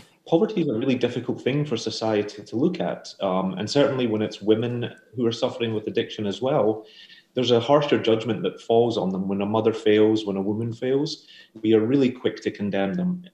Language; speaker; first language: English; native; English